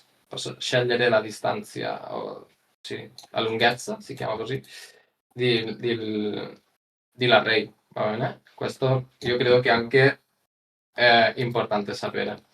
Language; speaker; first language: Italian; non-native, learner; Spanish